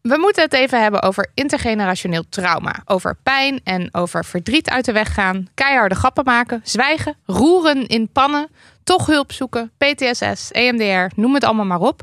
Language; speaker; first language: Dutch; native; Dutch